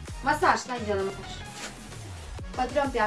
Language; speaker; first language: Russian; native; Russian